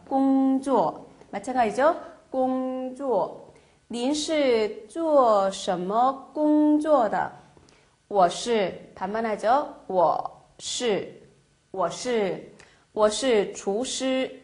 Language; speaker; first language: Chinese; non-native, fluent; Korean